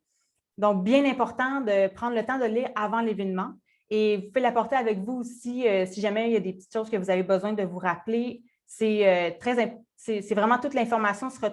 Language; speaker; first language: French; native; French